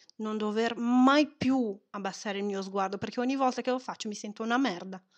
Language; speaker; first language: Italian; non-native, fluent; Portuguese